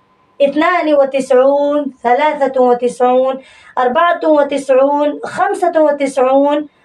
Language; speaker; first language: Arabic; non-native, fluent; Urdu